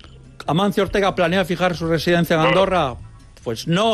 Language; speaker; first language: Spanish; native; Spanish